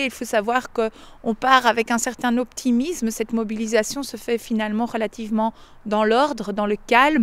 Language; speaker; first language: French; native; French